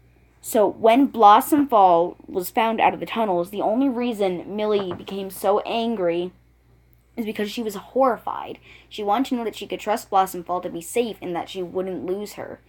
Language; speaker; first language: English; native; English